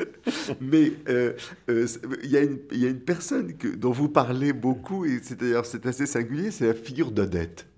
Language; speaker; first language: French; native; French